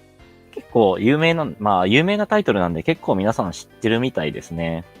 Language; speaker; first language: Japanese; native; Japanese